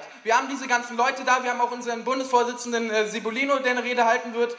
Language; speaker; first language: German; native; German